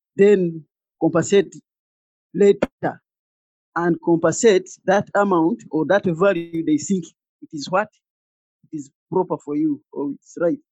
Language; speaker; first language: English; non-native, local second language; Ganda